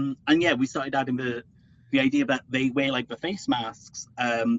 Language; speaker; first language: English; native; English